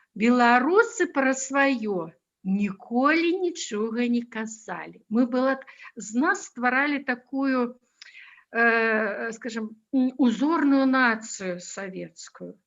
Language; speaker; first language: Belarusian; non-native, local second language; Russian